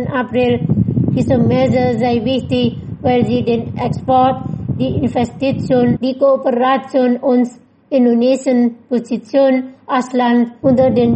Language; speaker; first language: German; non-native, fluent; Indonesian